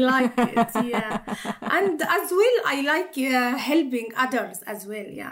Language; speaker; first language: English; non-native, learner; Arabic